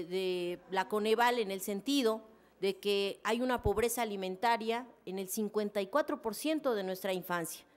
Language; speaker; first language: Spanish; native; Spanish